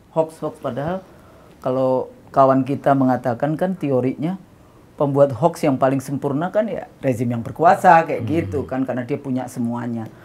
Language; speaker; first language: Indonesian; native; Indonesian